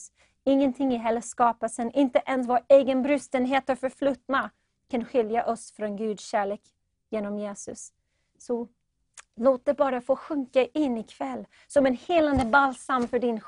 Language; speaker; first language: Swedish; non-native, fluent; English